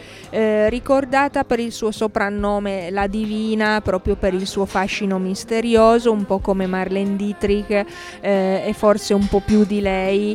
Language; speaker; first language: Italian; native; Italian